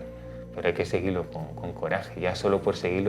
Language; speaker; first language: Spanish; native; Spanish